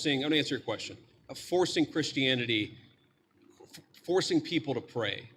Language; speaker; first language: English; native; English